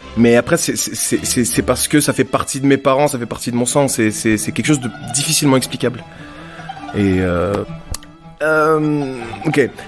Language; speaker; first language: French; native; French